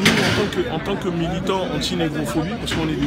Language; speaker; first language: French; native; French